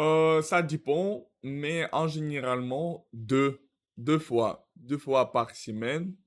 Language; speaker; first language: French; non-native, learner; Russian